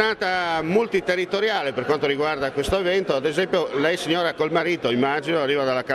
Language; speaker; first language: Italian; native; Italian